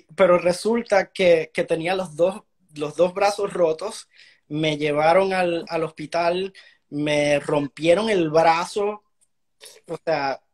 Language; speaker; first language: Spanish; early bilingual, heritage; Spanish